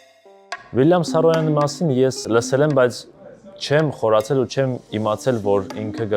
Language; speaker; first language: Armenian; early bilingual, heritage; Russian